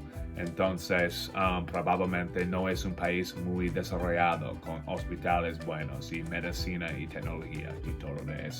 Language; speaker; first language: Spanish; non-native, fluent; English